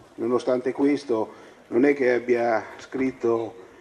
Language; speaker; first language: Italian; native; Italian